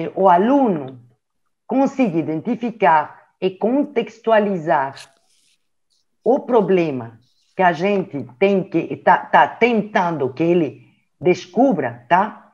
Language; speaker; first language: Portuguese; non-native, learner; French